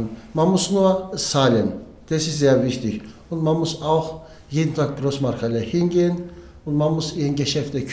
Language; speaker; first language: German; non-native, learner; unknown